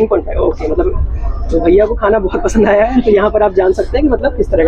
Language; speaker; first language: Hindi; native; Hindi